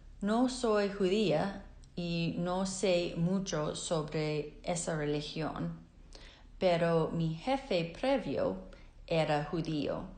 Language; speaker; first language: Spanish; non-native, fluent; English